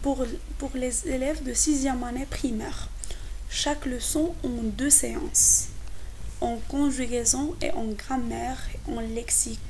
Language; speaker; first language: French; non-native, local second language; Arabic